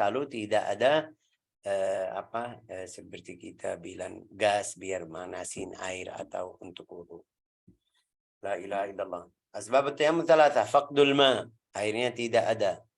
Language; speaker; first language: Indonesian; non-native, fluent; Arabic